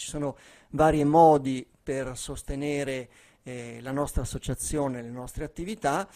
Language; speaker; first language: Italian; native; Italian